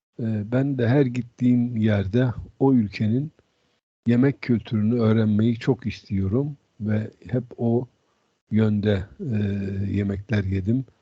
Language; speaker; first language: Turkish; native; Turkish